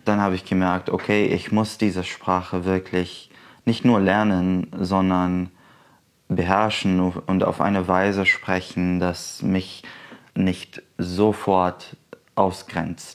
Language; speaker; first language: German; non-native, fluent; Arabic